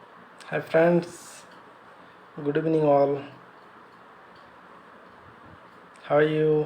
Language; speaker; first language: English; non-native, learner; Bangla